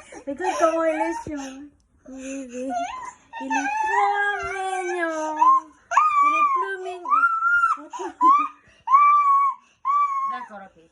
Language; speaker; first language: French; non-native, learner; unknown